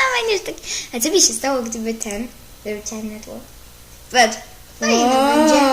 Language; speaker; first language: Polish; native; Polish